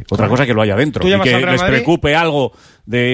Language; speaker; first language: Spanish; native; Spanish